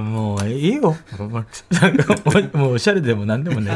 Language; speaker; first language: Japanese; native; Japanese